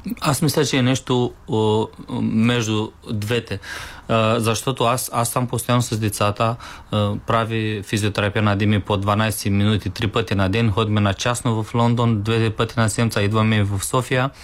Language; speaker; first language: Bulgarian; non-native, learner; Romanian